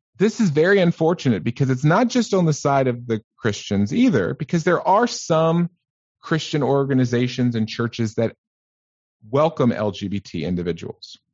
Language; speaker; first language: English; native; English